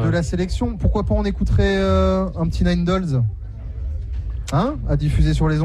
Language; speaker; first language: French; native; French